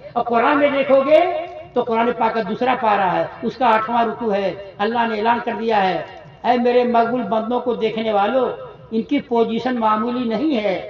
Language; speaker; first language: Urdu; native; Urdu